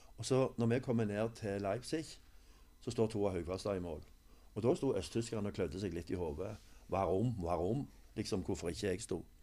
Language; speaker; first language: Norwegian; native; Norwegian